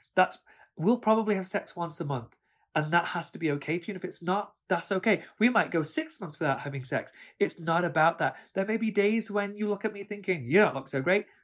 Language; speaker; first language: English; early bilingual, other home language; Urdu